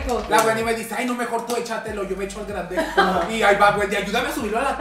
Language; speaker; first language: Spanish; native; Spanish